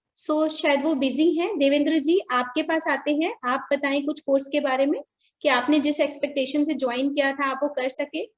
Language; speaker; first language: Hindi; native; Hindi